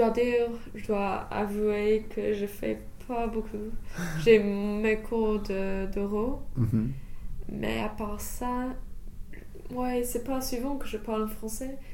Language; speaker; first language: French; non-native, fluent; English